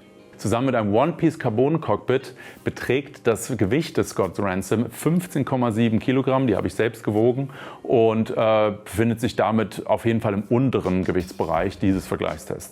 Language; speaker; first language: German; native; German